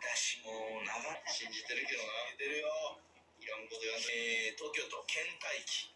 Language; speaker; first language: Japanese; native; Japanese